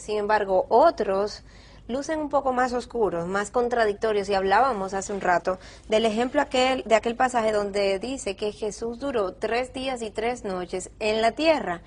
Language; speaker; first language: Spanish; native; Spanish